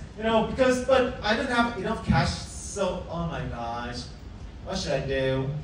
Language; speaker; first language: English; non-native, fluent; Korean